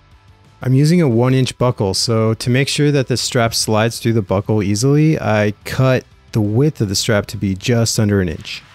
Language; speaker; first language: English; native; English